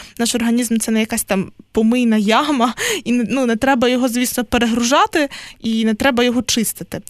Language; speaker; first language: Ukrainian; native; Ukrainian